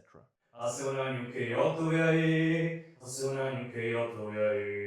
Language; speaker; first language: Spanish; non-native, fluent; English